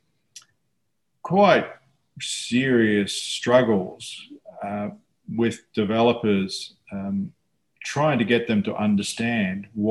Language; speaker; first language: English; native; English